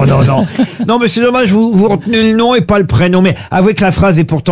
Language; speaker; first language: French; native; French